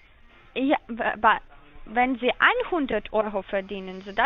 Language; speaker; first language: German; non-native, learner; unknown